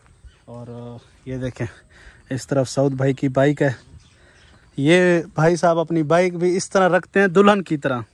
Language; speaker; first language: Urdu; non-native, local second language; Saraiki